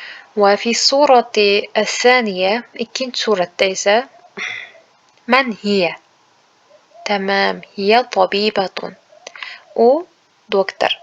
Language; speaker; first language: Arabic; non-native, fluent; Uzbek